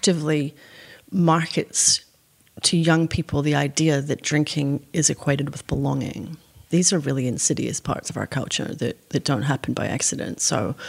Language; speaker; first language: English; native; English